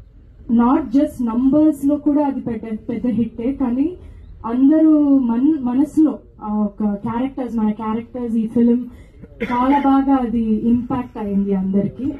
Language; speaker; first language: Telugu; non-native, fluent; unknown